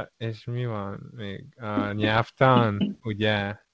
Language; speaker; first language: Hungarian; non-native, learner; Chinese